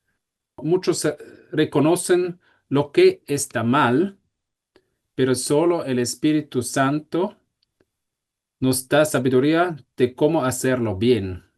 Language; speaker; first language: Spanish; non-native, fluent; German